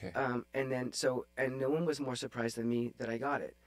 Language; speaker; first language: English; native; English